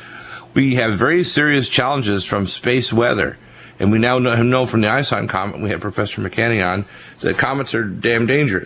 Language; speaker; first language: English; native; English